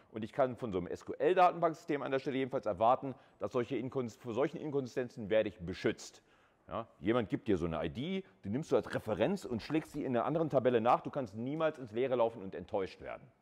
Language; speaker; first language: German; native; German